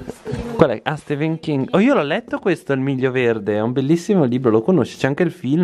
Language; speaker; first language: Italian; native; Italian